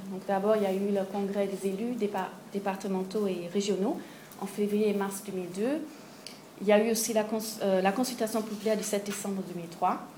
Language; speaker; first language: French; non-native, fluent; German